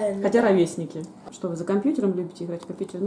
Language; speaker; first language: Russian; native; Russian